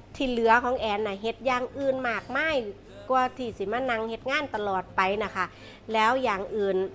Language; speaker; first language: Thai; non-native, local second language; Northeastern Thai